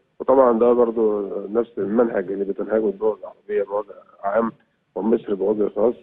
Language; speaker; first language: Arabic; native; Arabic